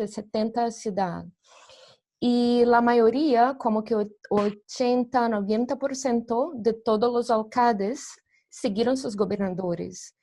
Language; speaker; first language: Spanish; non-native, fluent; Portuguese